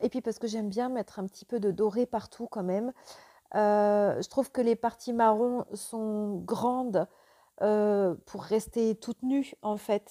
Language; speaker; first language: French; native; French